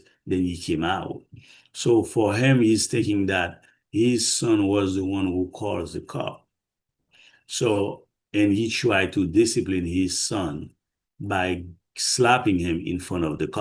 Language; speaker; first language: English; non-native, fluent; Haitian Creole